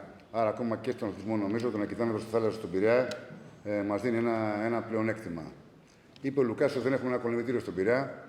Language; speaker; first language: Greek; native; Greek